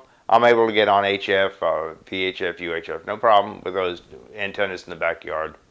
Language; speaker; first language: English; native; English